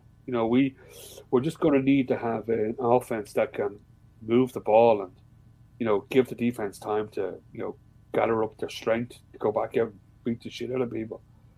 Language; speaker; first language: English; native; English